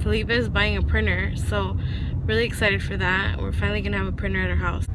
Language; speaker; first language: English; early bilingual, other home language; Spanish